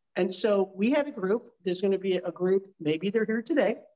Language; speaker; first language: English; native; English